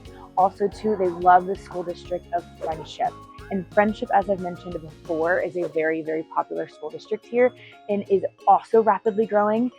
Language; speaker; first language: English; native; English